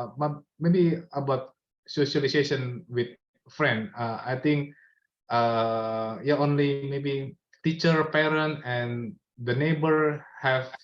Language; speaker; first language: English; non-native, learner; Indonesian